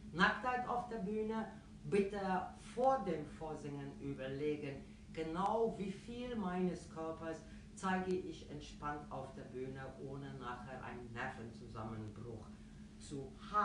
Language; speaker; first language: German; non-native, fluent; Afrikaans